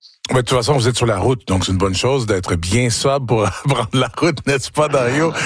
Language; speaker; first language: French; native; French